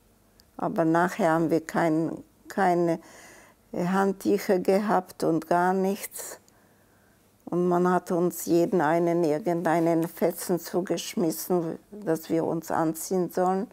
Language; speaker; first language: German; non-native, fluent; Czech